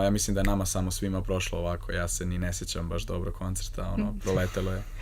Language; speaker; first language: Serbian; non-native, fluent; Slovenian